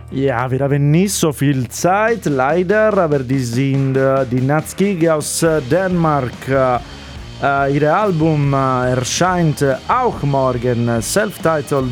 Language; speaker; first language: German; non-native, learner; Italian